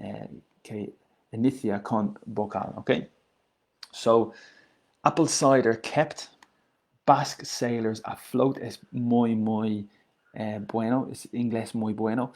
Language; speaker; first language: Spanish; non-native, learner; English